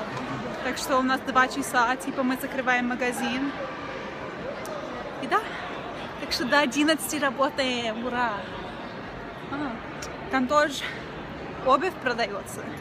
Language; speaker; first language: Russian; early bilingual, heritage; Russian